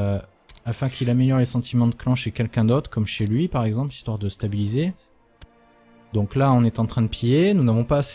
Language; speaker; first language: French; native; French